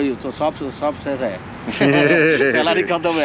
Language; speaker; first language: Hindi; non-native, learner; Bangla